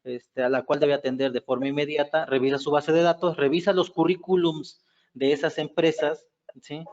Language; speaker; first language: Spanish; native; Spanish